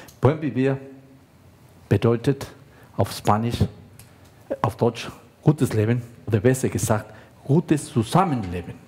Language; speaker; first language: German; non-native, fluent; Spanish